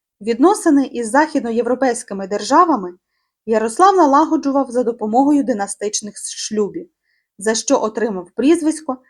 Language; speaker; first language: Ukrainian; native; Ukrainian